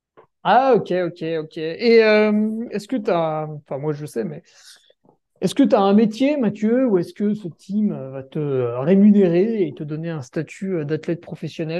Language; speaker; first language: French; native; French